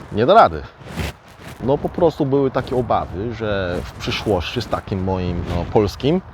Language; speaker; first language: Polish; early bilingual, other home language; Korean